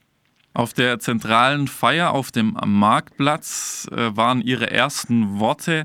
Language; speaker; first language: German; native; German